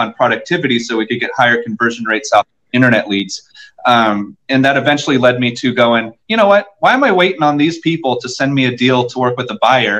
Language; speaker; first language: English; native; English